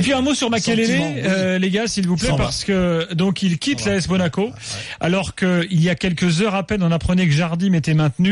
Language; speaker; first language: French; native; French